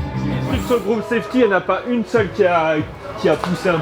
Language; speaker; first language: French; native; French